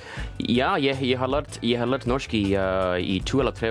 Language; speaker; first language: Norwegian; non-native, learner; English